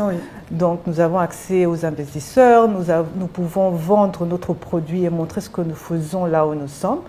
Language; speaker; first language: French; non-native, local second language; Kinyarwanda